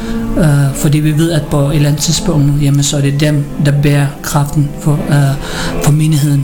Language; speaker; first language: Danish; non-native, learner; Filipino